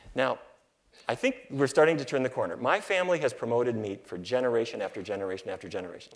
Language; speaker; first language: English; native; English